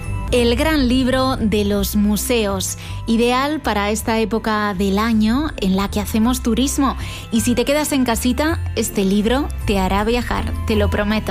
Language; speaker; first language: Spanish; native; Spanish